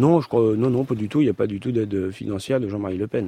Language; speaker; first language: French; native; French